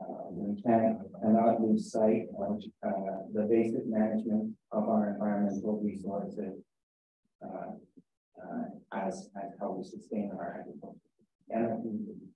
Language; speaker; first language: English; native; English